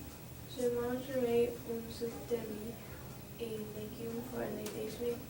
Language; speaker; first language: French; non-native, learner; English